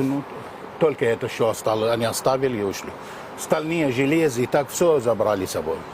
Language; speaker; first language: Russian; non-native, learner; Arabic